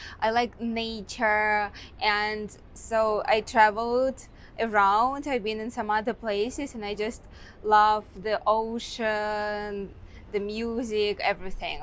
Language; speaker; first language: English; non-native, fluent; Russian